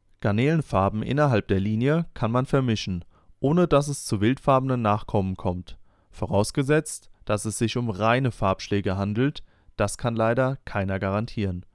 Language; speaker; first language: German; native; German